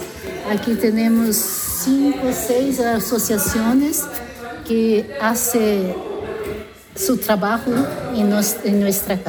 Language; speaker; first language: Spanish; non-native, learner; Portuguese